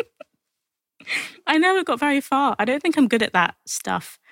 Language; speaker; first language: English; native; English